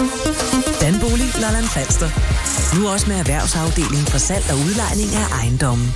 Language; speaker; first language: Danish; native; Danish